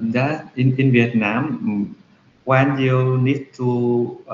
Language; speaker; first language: English; non-native, learner; Vietnamese